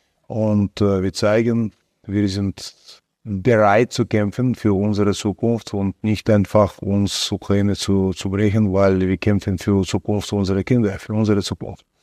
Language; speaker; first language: German; non-native, fluent; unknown